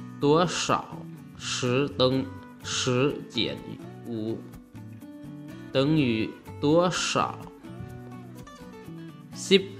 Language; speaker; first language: Chinese; non-native, fluent; Lao